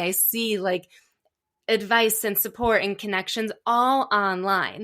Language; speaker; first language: English; native; English